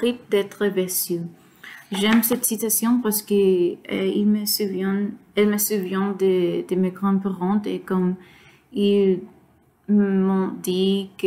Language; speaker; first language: French; non-native, learner; Spanish